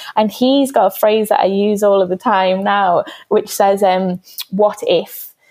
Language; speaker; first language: English; native; English